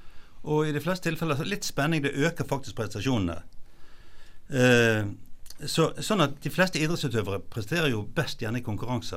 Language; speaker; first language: Norwegian; native; Norwegian